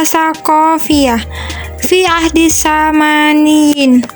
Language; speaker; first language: Arabic; non-native, learner; Indonesian